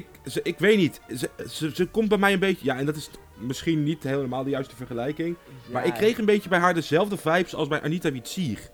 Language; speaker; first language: Dutch; native; Dutch